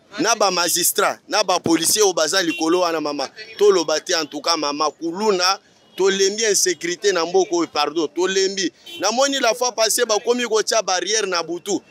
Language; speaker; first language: Lingala; native; Lingala